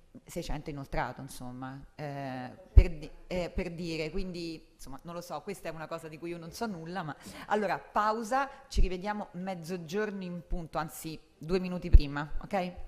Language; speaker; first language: Italian; native; Italian